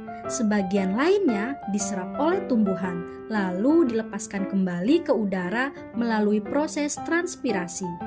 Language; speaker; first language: Indonesian; native; Indonesian